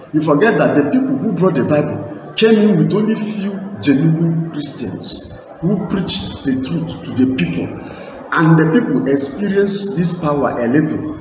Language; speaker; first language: English; non-native, local second language; Igbo